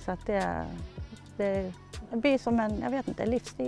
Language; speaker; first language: Swedish; native; Swedish